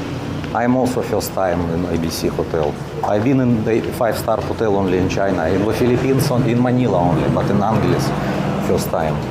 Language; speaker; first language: English; non-native, learner; Russian